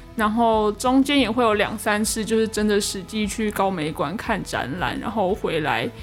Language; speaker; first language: Chinese; native; Chinese